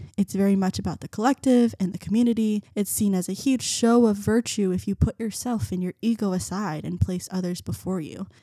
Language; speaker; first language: English; early bilingual, other home language; Vietnamese